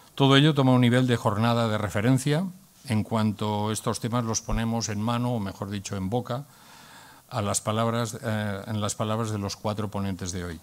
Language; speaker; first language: Spanish; non-native, local second language; Catalan